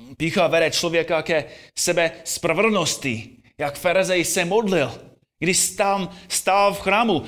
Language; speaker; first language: Czech; non-native, fluent; English